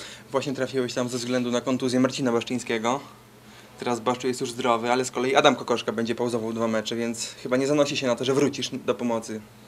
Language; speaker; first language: Polish; native; Polish